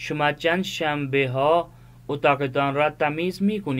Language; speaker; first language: Persian; non-native, fluent; Urdu